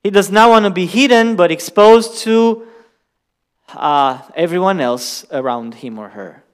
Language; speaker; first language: English; non-native, fluent; Romanian